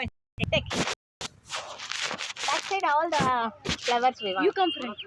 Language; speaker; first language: English; non-native, learner; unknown